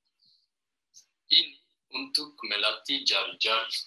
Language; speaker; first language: Indonesian; non-native, learner; German